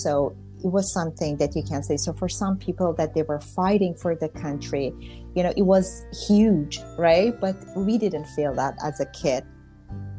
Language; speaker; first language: English; non-native, fluent; Persian